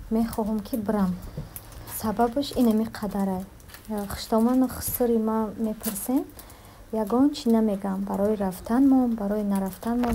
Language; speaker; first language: Tajik; early bilingual, heritage; Tajik